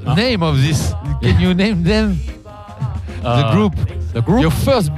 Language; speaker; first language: English; non-native, learner; French